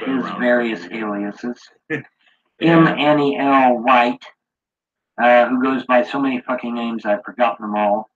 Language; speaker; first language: English; native; English